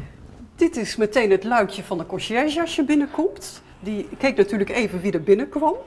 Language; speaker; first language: Dutch; native; Dutch